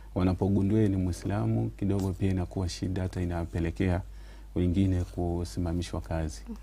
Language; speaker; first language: Swahili; non-native, local second language; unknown